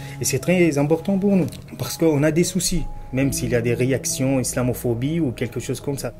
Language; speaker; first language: French; non-native, fluent; Arabic